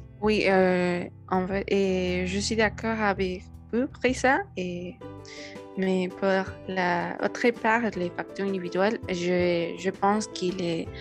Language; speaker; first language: French; non-native, learner; Spanish